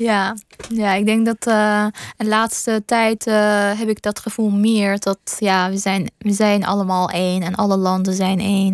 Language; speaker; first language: Dutch; non-native, fluent; Persian